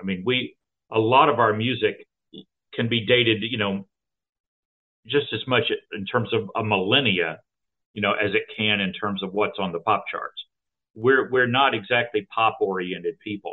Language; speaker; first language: English; native; English